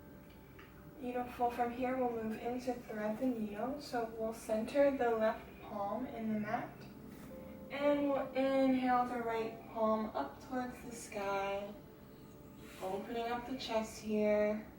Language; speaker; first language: English; native; English